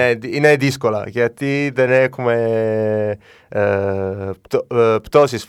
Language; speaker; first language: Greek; non-native, learner; Italian